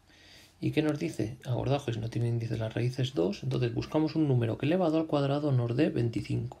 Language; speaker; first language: Spanish; native; Spanish